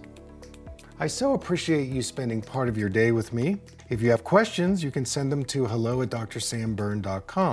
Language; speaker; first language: English; native; English